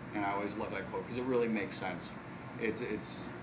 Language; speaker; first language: English; native; English